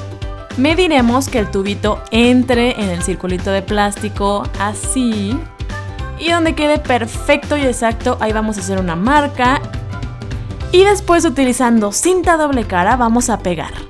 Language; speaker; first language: Spanish; native; Spanish